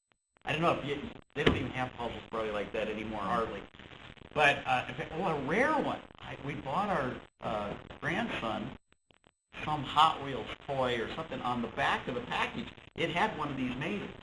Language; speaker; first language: English; native; English